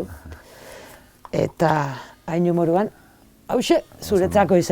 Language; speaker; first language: Basque; native; Basque